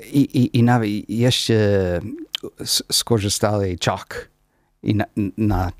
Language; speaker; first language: Polish; non-native, learner; English